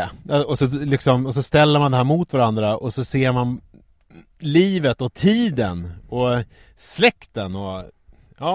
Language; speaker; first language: Swedish; native; Swedish